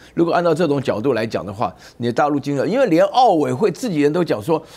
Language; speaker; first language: Chinese; native; Chinese